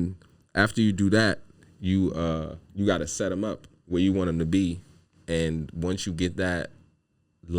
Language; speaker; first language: English; native; English